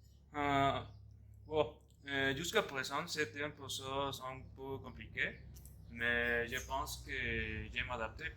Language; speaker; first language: French; non-native, learner; Spanish